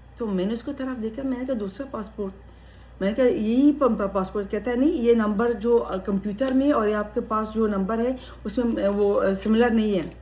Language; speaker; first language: Urdu; non-native, fluent; Persian